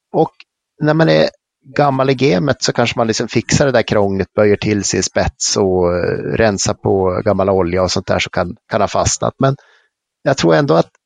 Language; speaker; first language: Swedish; native; Swedish